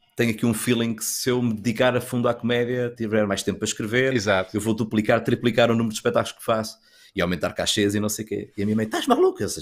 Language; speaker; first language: Portuguese; native; Portuguese